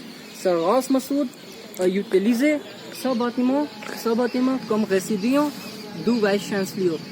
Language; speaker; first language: French; non-native, learner; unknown